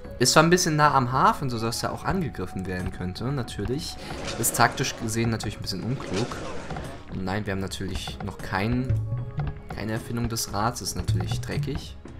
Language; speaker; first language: German; early bilingual, other home language; Greek